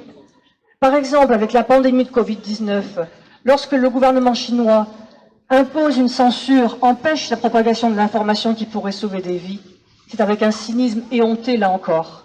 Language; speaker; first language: French; native; French